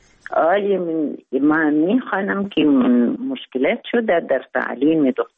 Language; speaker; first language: Persian; non-native, learner; Arabic